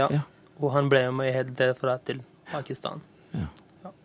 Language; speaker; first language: Norwegian; non-native, fluent; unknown